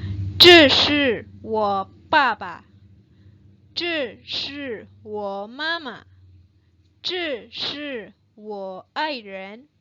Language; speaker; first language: Chinese; non-native, fluent; Indonesian